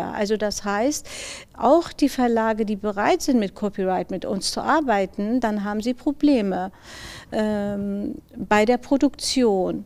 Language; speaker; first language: German; non-native, fluent; Persian